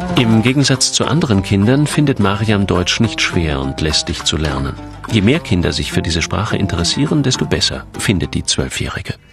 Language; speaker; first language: German; native; German